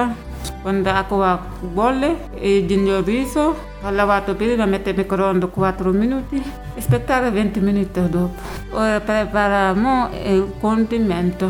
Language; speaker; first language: Italian; non-native, learner; Wolof